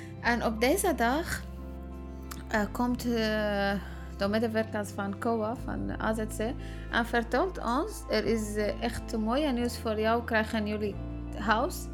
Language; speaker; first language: Dutch; non-native, learner; Arabic